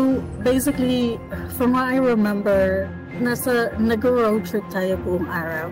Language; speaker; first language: English; non-native, local second language; Filipino